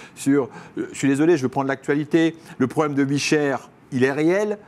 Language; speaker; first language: French; native; French